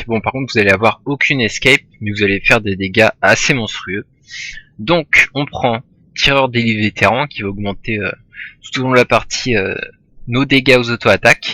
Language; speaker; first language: French; native; French